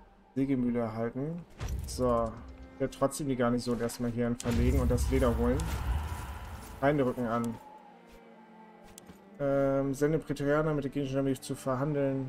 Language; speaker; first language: German; native; German